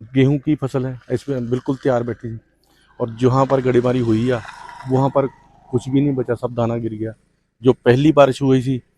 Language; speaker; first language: Hindi; non-native, local second language; Punjabi